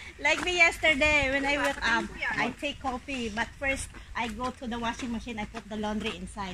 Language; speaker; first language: English; non-native, learner; Filipino